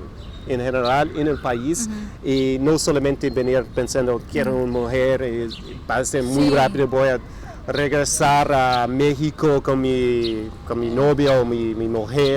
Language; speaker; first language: Spanish; non-native, fluent; English